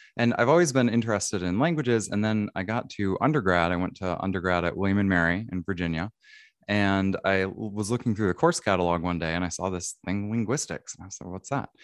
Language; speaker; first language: English; native; English